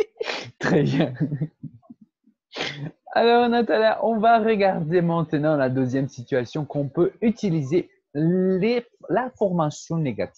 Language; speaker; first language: French; non-native, fluent; Portuguese